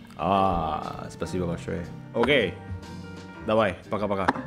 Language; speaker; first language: Russian; non-native, learner; Indonesian